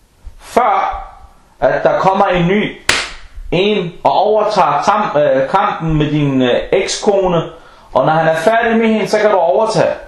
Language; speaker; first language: Danish; non-native, local second language; Arabic